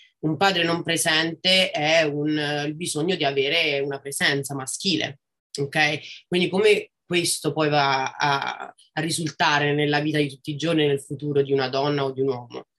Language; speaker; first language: Italian; native; Italian